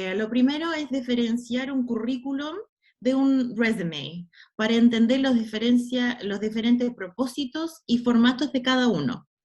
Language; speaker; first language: Spanish; non-native, fluent; English